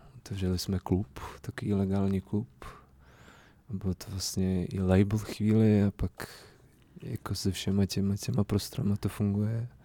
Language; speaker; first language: Czech; non-native, fluent; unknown